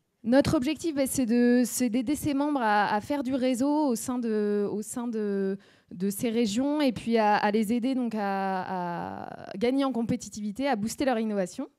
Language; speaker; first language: French; native; French